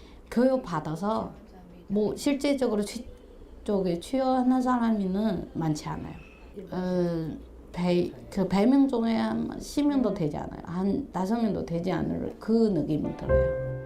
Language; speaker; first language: Korean; non-native, local second language; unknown